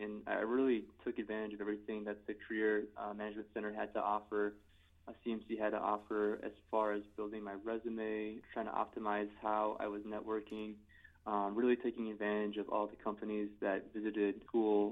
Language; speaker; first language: English; native; English